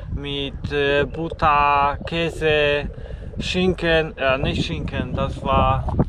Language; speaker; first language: German; non-native, learner; Polish